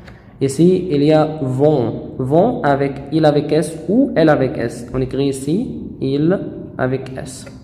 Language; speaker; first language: French; non-native, fluent; Arabic